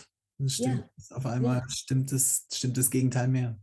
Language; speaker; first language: German; native; German